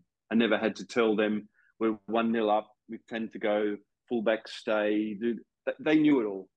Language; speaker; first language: English; native; English